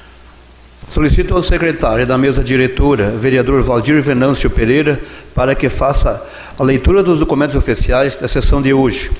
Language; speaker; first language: Portuguese; native; Portuguese